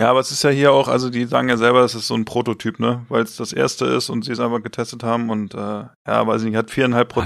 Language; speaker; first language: German; native; German